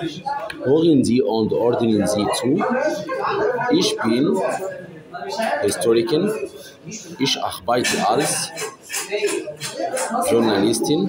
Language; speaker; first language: German; non-native, learner; Arabic